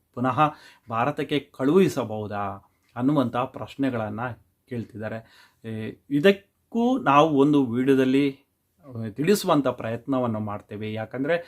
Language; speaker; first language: Kannada; non-native, local second language; Tulu